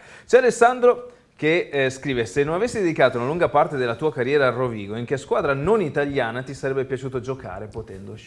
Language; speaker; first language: Italian; native; Italian